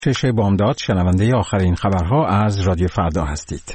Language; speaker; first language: Persian; native; Persian